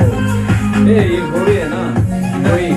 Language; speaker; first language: Hindi; non-native, local second language; Kannada